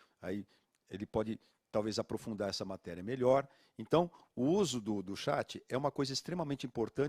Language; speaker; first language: Portuguese; native; Portuguese